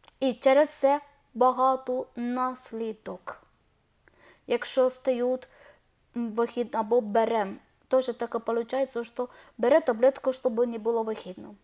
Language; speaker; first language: Ukrainian; non-native, learner; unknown